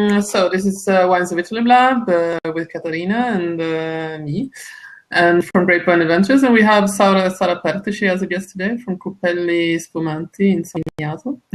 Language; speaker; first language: English; non-native, fluent; Italian